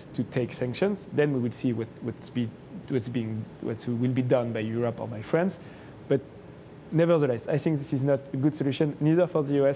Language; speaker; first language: English; non-native, fluent; French